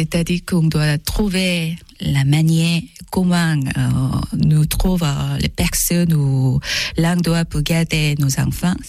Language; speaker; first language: French; non-native, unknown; Korean